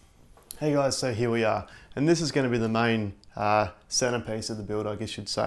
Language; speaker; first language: English; native; English